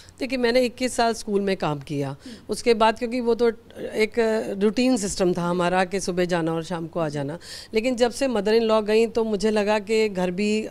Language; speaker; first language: Hindi; native; Hindi